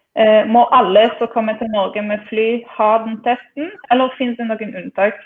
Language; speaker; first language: Norwegian; non-native, fluent; Polish